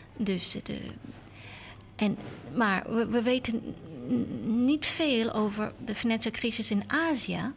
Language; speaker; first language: Dutch; non-native, learner; English